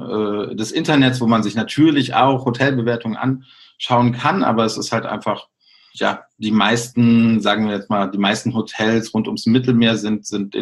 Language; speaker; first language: German; native; German